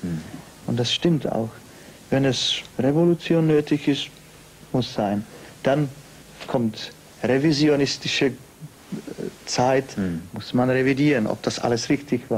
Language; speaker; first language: German; non-native, fluent; Czech